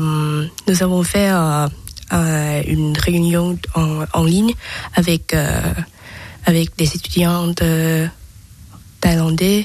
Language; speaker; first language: French; non-native, learner; Thai